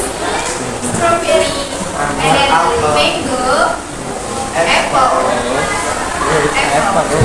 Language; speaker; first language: English; non-native, fluent; Indonesian